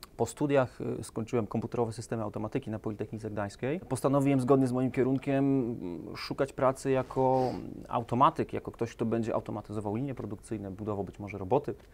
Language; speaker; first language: Polish; native; Polish